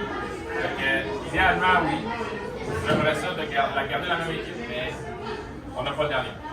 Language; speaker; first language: French; native; French